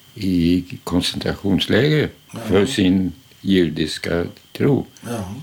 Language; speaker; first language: Swedish; early bilingual, other home language; German